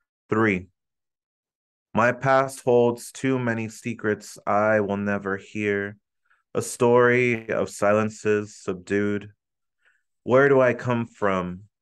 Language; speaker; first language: English; early bilingual, other home language; Spanish